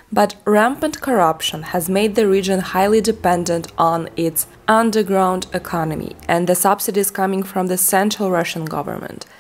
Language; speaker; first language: English; non-native, fluent; Russian